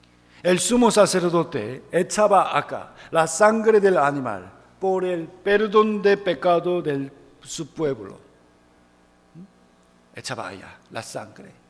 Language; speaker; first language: Spanish; non-native, fluent; Korean